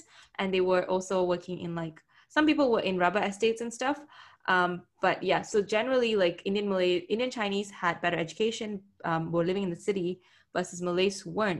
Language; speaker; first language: English; non-native, local second language; Tamil